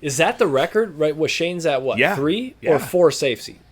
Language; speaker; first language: English; native; English